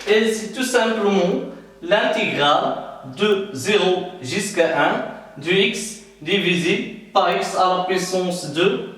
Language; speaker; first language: French; non-native, local second language; Arabic